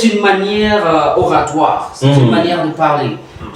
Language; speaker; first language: French; non-native, learner; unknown